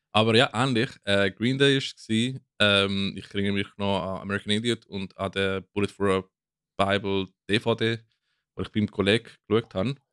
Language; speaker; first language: German; non-native, fluent; English